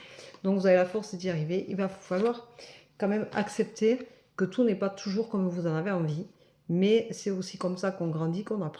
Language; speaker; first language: French; native; French